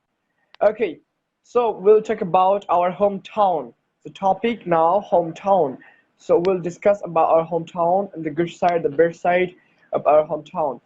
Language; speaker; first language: English; non-native, learner; Bangla